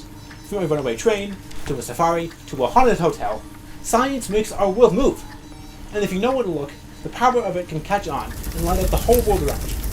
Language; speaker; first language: English; native; English